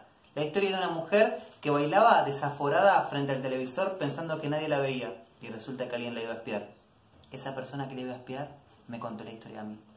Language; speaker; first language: Spanish; native; Spanish